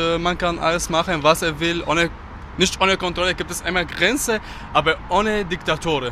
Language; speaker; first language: German; non-native, learner; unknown